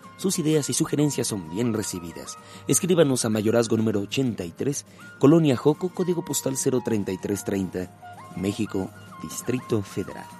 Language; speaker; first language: Spanish; native; Spanish